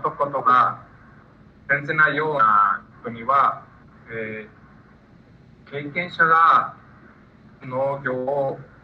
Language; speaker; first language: Japanese; non-native, learner; Spanish